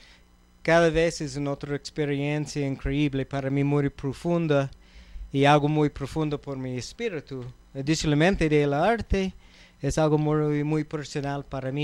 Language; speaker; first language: Spanish; non-native, learner; English